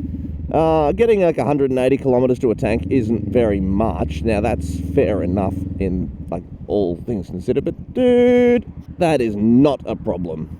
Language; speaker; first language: English; native; English